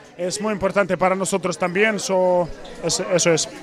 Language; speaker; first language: Spanish; non-native, learner; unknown